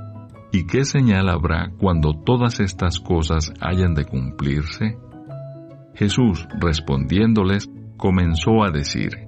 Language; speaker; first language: Spanish; native; Spanish